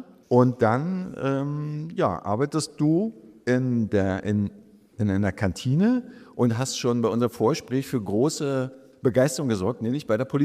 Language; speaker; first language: German; native; German